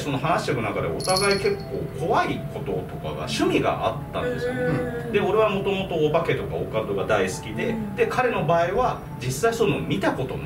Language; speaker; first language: Japanese; native; Japanese